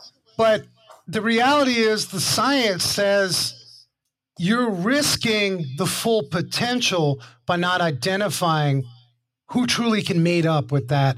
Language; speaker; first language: English; native; English